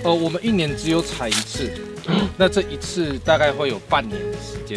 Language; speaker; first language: Chinese; native; Chinese